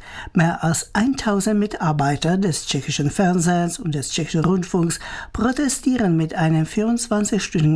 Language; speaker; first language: German; native; German